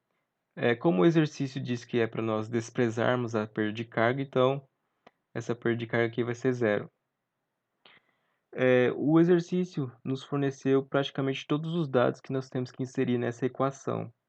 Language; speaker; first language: Portuguese; native; Portuguese